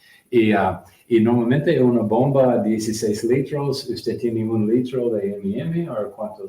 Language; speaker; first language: Spanish; non-native, learner; English